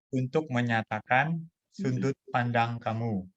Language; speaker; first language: Indonesian; native; Indonesian